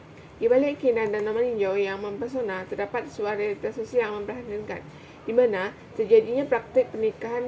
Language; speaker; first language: Indonesian; native; Indonesian